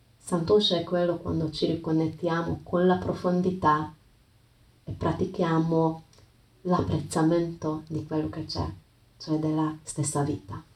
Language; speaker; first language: Italian; non-native, fluent; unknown